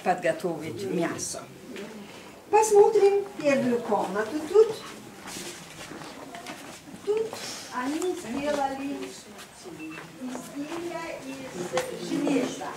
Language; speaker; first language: Russian; non-native, fluent; Albanian